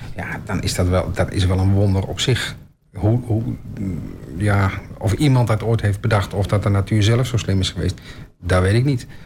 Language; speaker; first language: Dutch; native; Dutch